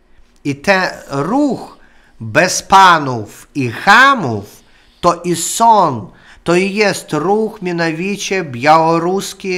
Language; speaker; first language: Polish; non-native, learner; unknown